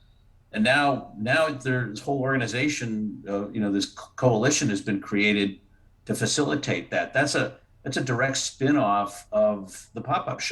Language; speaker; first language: English; native; English